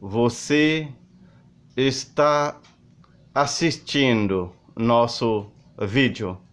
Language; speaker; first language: Portuguese; non-native, learner; Haitian Creole